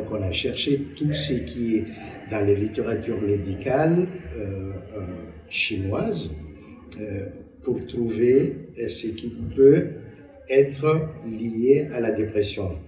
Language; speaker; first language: French; non-native, local second language; Malagasy